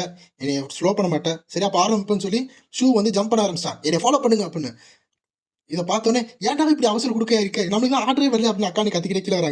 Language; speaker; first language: Tamil; native; Tamil